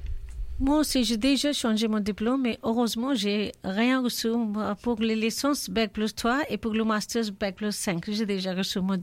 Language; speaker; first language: French; non-native, learner; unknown